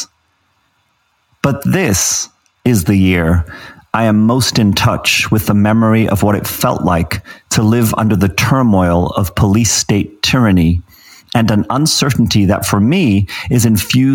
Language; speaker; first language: English; native; English